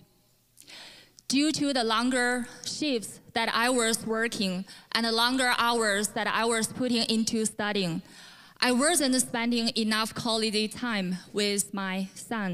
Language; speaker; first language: English; non-native, fluent; Chinese